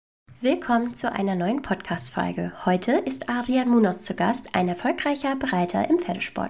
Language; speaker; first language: German; native; German